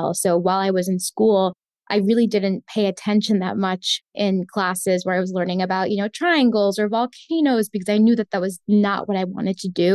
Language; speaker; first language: English; early bilingual, other home language; Spanish